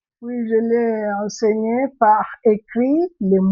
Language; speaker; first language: French; non-native, fluent; Igbo